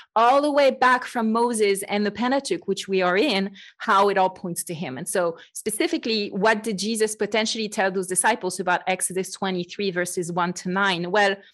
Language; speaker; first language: English; non-native, fluent; French